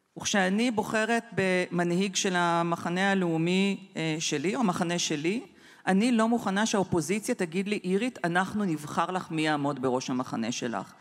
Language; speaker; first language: Hebrew; native; Hebrew